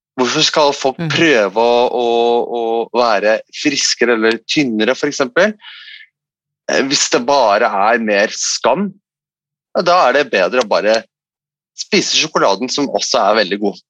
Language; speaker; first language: Norwegian; non-native, fluent; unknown